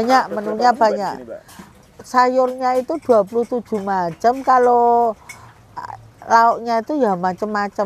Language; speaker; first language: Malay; non-native, local second language; Javanese